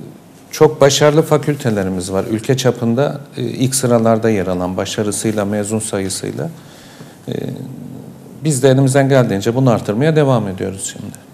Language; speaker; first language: Turkish; native; Turkish